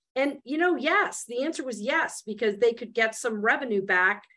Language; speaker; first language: English; native; English